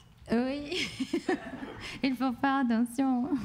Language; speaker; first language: French; non-native, fluent; Portuguese